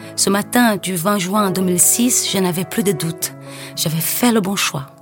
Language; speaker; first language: French; non-native, fluent; Portuguese